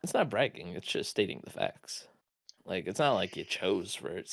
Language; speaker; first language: English; native; English